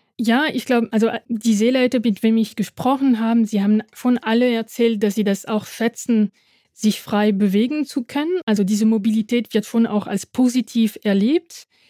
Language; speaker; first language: German; non-native, fluent; French